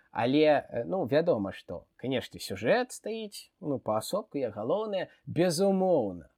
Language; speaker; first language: Belarusian; non-native, local second language; Russian